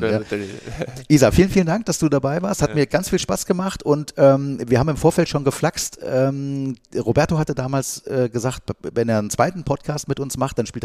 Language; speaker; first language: German; native; German